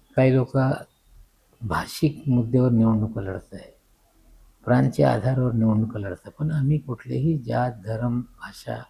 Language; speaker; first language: Marathi; non-native, local second language; Urdu